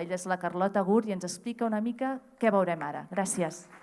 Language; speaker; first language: Catalan; native; Catalan